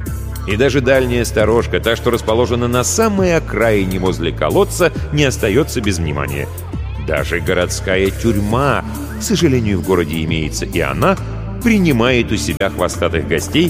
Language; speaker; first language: Russian; native; Russian